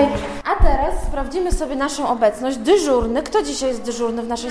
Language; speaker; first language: Polish; native; Polish